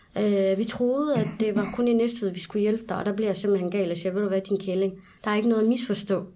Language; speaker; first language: Danish; early bilingual, other home language; Arabic